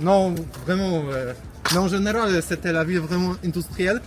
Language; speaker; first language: French; non-native, fluent; Polish